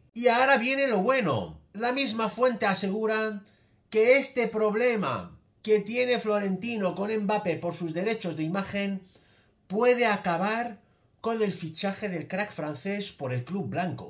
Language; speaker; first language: Spanish; native; Spanish